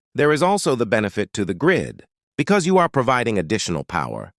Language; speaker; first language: English; non-native, local second language; Filipino